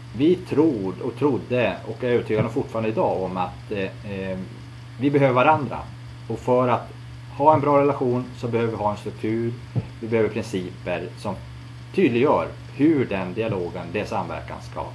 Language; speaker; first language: Swedish; native; Swedish